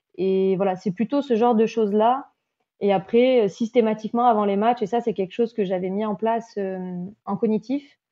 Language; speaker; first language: French; native; French